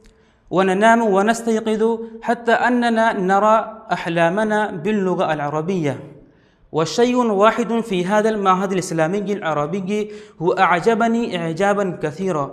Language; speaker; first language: Arabic; non-native, fluent; Urdu